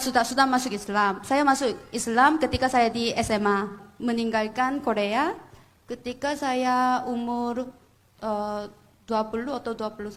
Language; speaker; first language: Indonesian; non-native, fluent; Korean